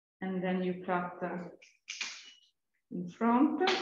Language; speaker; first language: English; non-native, learner; Italian